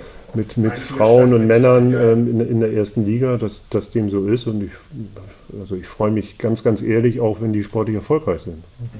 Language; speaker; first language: German; native; German